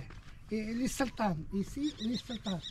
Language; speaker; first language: French; non-native, local second language; Arabic